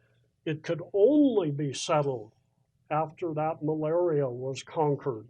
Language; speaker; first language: English; native; English